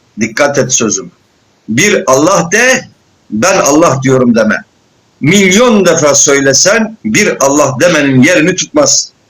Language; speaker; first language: Turkish; native; Turkish